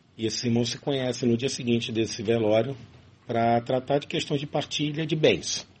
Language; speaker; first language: Portuguese; native; Portuguese